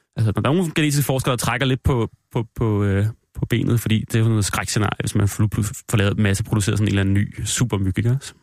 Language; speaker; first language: Danish; native; Danish